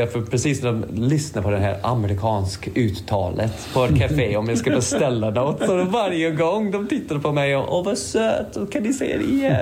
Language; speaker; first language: Swedish; non-native, fluent; English